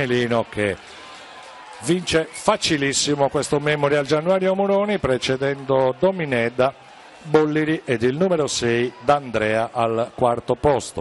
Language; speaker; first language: Italian; native; Italian